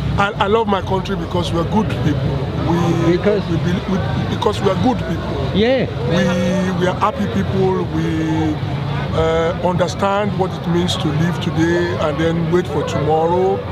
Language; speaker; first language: English; non-native, learner; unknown